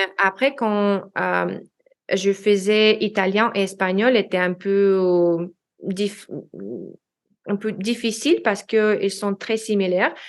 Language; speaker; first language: French; non-native, learner; Russian